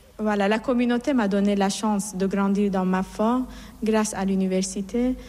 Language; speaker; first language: French; non-native, fluent; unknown